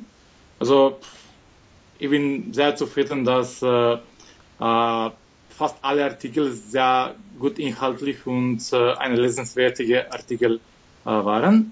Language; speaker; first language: German; non-native, fluent; Macedonian